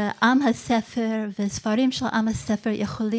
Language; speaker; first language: Hebrew; non-native, fluent; English